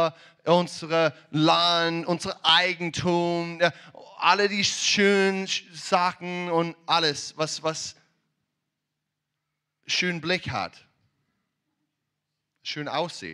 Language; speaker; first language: German; non-native, fluent; English